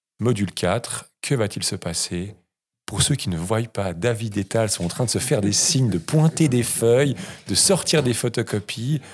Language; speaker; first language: French; native; French